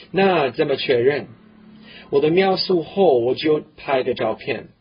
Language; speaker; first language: Chinese; non-native, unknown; English